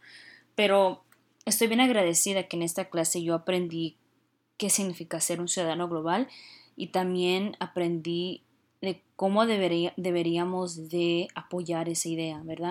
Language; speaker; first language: Spanish; early bilingual, heritage; Spanish